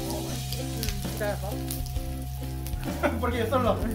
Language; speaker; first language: Spanish; non-native, learner; Korean